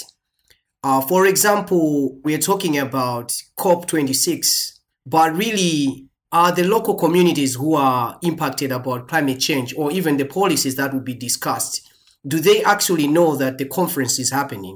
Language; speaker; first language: English; non-native, local second language; Nyanja